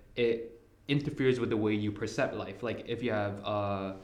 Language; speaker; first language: English; non-native, local second language; Cantonese